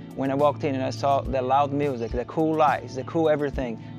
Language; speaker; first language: English; non-native, fluent; Portuguese